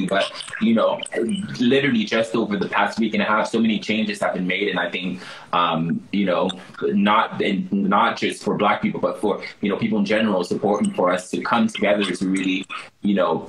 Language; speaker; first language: English; early bilingual, other home language; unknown